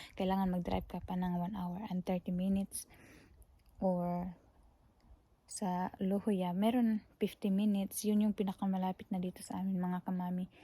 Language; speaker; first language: Filipino; non-native, local second language; Cebuano